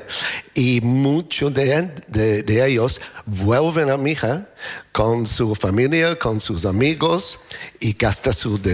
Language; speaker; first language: Spanish; non-native, learner; English